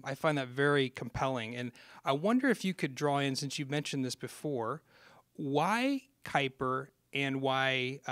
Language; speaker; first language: English; native; English